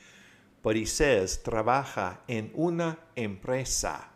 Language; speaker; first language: Spanish; non-native, fluent; English